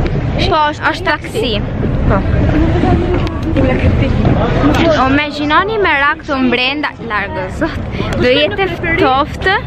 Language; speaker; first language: Albanian; early bilingual, heritage; Albanian